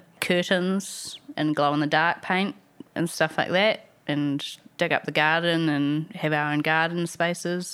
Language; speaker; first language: English; native; English